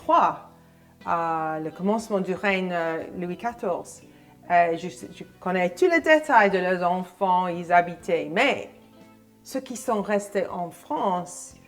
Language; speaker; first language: French; non-native, fluent; English